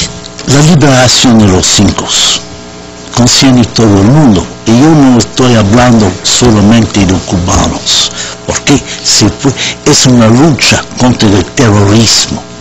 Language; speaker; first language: Spanish; non-native, learner; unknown